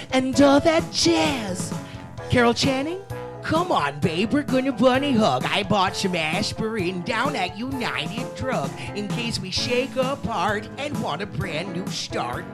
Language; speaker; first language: English; native; English